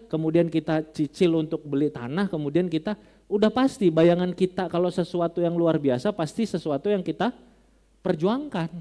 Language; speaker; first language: Indonesian; non-native, local second language; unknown